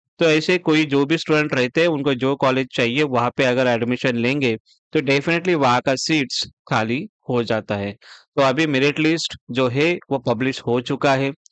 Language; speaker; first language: Hindi; non-native, local second language; Marathi